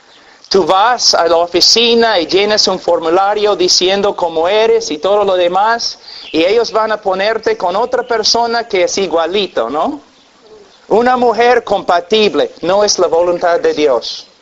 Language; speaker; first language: Spanish; non-native, fluent; English